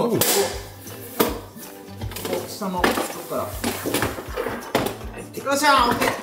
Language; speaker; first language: Japanese; native; Japanese